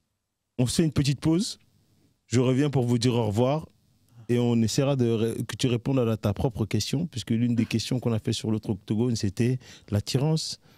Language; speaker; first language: French; native; French